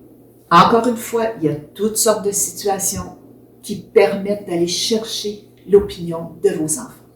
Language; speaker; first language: French; native; French